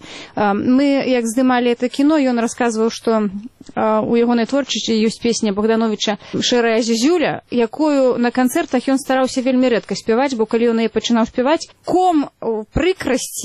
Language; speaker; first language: Belarusian; native; Belarusian